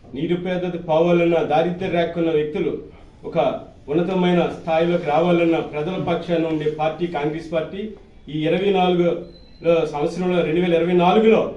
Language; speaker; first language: Telugu; native; Telugu